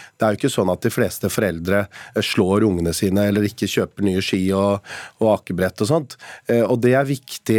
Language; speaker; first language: Norwegian; early bilingual, other home language; Punjabi